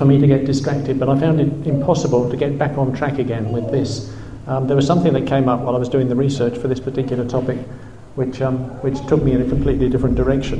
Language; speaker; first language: English; native; English